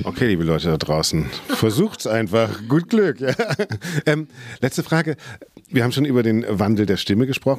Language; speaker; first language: German; native; German